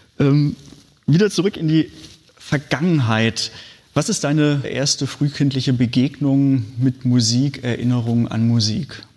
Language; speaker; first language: German; native; German